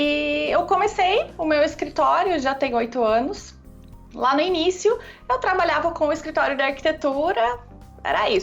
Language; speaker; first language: Portuguese; native; Portuguese